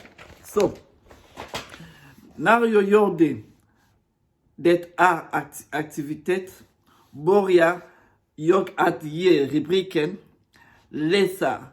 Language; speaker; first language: Swedish; non-native, learner; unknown